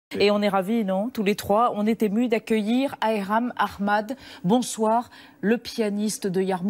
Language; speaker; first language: French; native; French